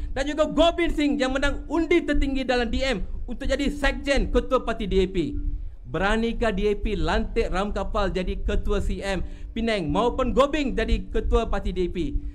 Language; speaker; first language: Malay; non-native, local second language; Tamil